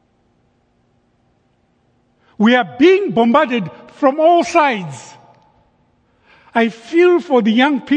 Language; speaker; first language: English; non-native, local second language; Shona